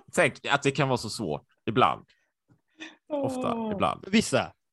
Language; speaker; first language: Swedish; native; Swedish